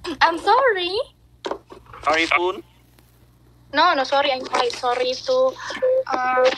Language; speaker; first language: English; non-native, learner; Indonesian